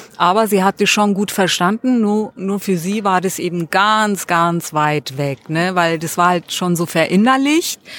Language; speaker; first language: German; early bilingual, other home language; Turkish